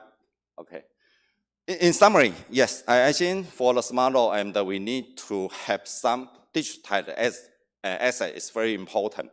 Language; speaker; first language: English; non-native, learner; Chinese